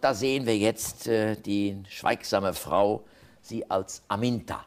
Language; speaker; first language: German; native; German